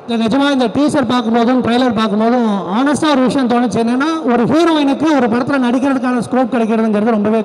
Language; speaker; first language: Tamil; native; Tamil